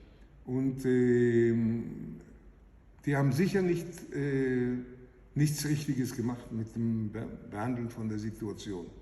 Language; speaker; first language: German; non-native, fluent; Hebrew